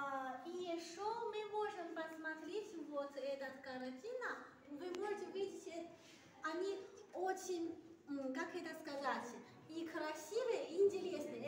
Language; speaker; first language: Russian; non-native, learner; Chinese